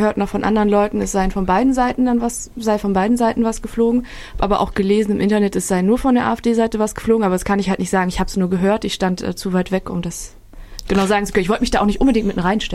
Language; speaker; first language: German; native; German